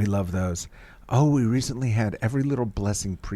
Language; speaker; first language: English; native; English